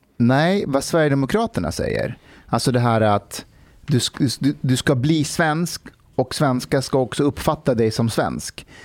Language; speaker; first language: Swedish; early bilingual, other home language; Persian